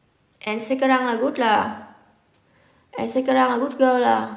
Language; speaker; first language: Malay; non-native, learner; Vietnamese